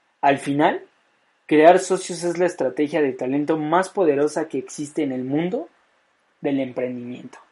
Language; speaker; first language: Spanish; native; Spanish